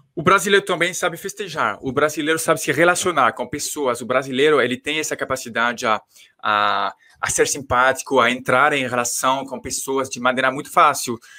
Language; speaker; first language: Portuguese; non-native, fluent; French